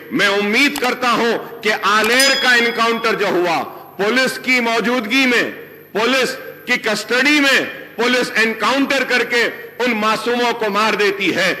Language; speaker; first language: Urdu; native; Urdu